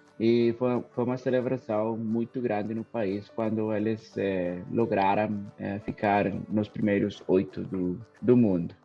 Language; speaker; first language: Portuguese; non-native, fluent; Spanish